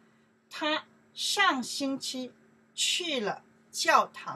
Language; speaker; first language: Chinese; non-native, learner; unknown